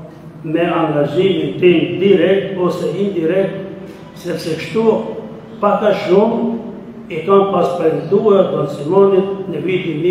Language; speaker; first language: Albanian; native; Albanian